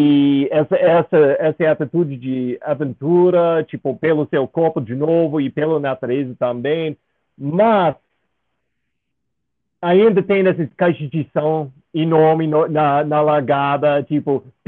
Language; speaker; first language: Portuguese; non-native, fluent; English